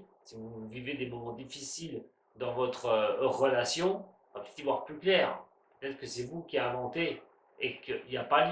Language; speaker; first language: French; native; French